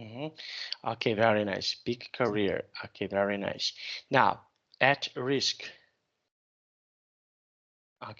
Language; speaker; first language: English; non-native, fluent; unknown